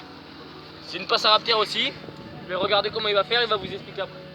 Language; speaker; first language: French; native; French